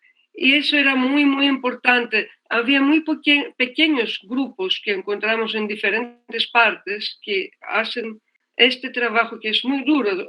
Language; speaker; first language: Spanish; non-native, fluent; Greek